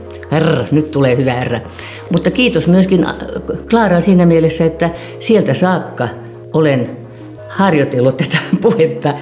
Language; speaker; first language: Finnish; native; Finnish